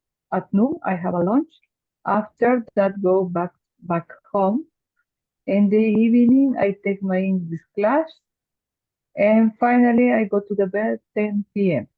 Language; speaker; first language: English; non-native, learner; Spanish